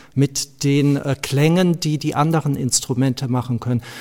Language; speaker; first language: German; non-native, fluent; Slovenian